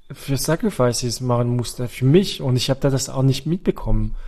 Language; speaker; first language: German; non-native, fluent; French